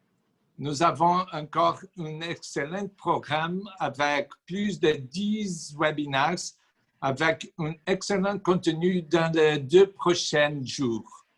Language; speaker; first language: French; non-native, fluent; Portuguese